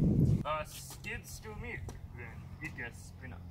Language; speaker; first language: German; non-native, learner; English